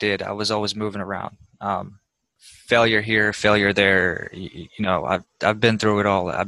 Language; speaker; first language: English; early bilingual, other home language; Russian